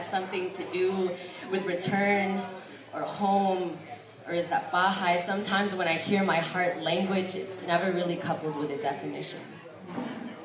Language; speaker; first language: English; early bilingual, other home language; Filipino